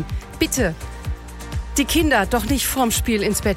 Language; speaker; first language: German; native; German